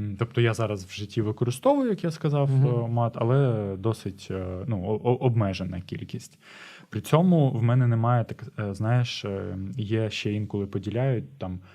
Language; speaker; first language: Ukrainian; non-native, local second language; Russian